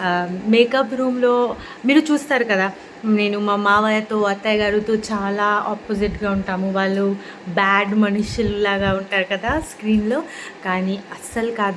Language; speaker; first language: Telugu; non-native, fluent; Bangla